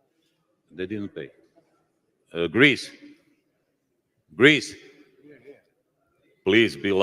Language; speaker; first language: English; non-native, fluent; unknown